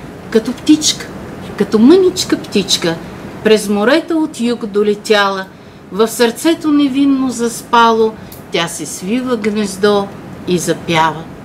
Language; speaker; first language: Bulgarian; native; Bulgarian